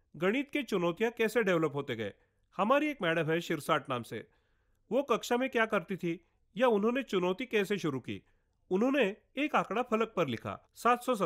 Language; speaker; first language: Hindi; non-native, local second language; Marathi